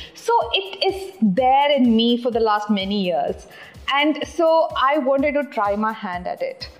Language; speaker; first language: English; non-native, local second language; Tamil